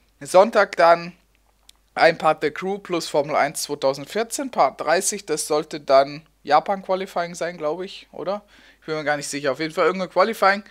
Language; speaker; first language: German; native; German